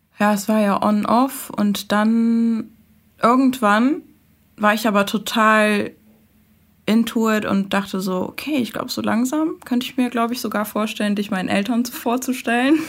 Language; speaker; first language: German; early bilingual, other home language; Persian